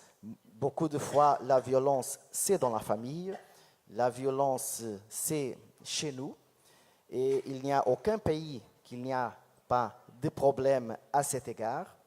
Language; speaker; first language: French; non-native, fluent; Portuguese